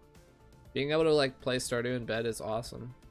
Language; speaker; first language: English; native; English